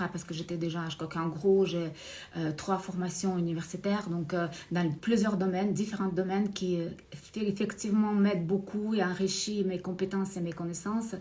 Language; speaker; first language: French; non-native, fluent; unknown